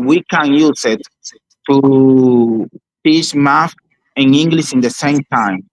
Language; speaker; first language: English; non-native, learner; Spanish